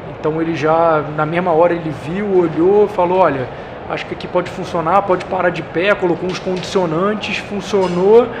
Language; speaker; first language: Portuguese; native; Portuguese